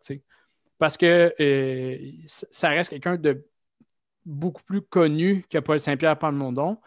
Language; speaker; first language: French; native; French